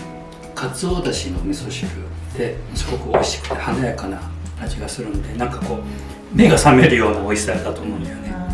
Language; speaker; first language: Japanese; native; Japanese